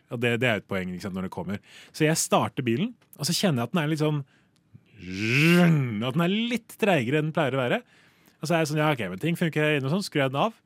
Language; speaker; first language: Norwegian; native; Norwegian